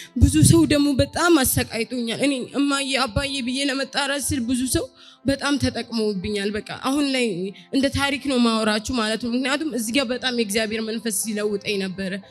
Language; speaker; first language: Amharic; non-native, local second language; Oromo